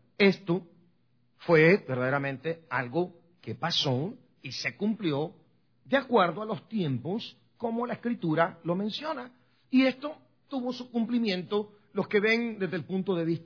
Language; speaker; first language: Spanish; native; Spanish